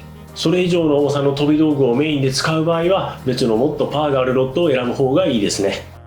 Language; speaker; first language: Japanese; native; Japanese